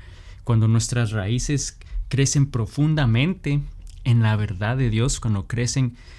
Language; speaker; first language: Spanish; native; Spanish